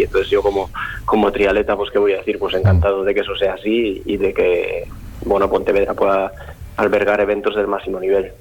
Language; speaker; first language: Spanish; native; Spanish